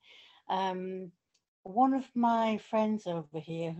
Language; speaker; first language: English; native; English